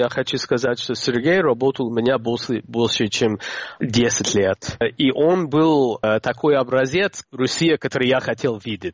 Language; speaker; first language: Russian; non-native, fluent; English